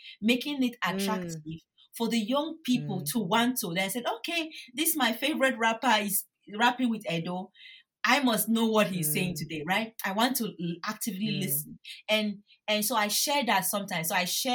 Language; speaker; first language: English; non-native, local second language; Bini